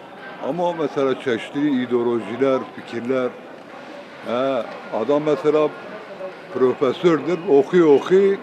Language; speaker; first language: Turkish; non-native, local second language; Kurdish